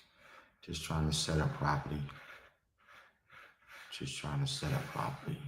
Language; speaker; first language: English; native; English